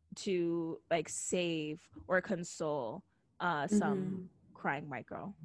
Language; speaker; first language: English; native; English